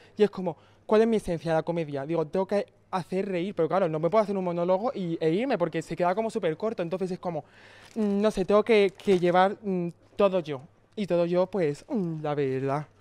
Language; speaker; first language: Spanish; native; Spanish